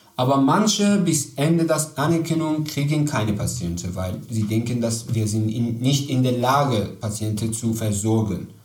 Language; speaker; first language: German; non-native, learner; Persian